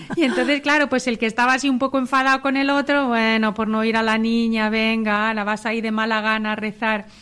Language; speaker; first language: Spanish; native; Spanish